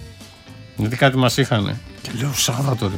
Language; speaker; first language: Greek; native; Greek